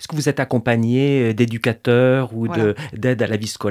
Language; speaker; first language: French; native; French